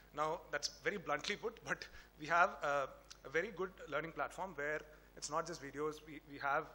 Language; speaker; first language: English; non-native, local second language; Tamil